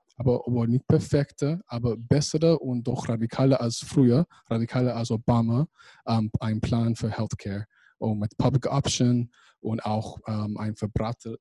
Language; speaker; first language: German; non-native, fluent; English